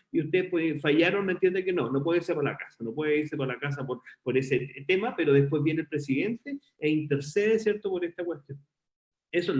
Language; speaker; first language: Spanish; native; Spanish